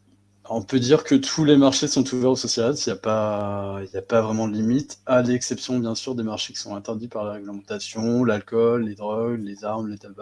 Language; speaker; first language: French; native; French